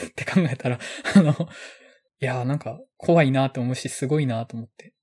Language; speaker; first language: Japanese; native; Japanese